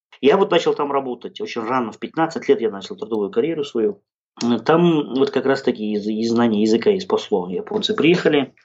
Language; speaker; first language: Russian; non-native, local second language; Kazakh